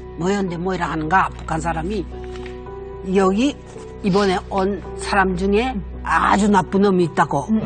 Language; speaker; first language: Korean; early bilingual, heritage; Korean